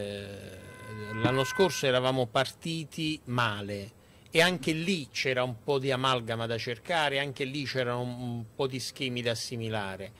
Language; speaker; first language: Italian; native; Italian